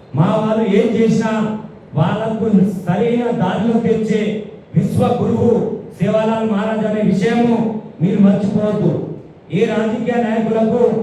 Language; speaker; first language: Telugu; non-native, local second language; Lambadi